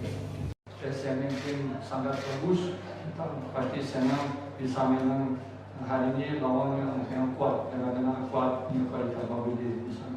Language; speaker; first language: Indonesian; non-native, fluent; Portuguese